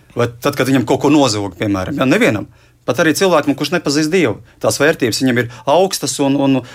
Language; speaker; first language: Latvian; native; Latvian